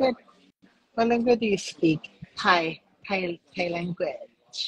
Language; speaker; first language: English; non-native, learner; Thai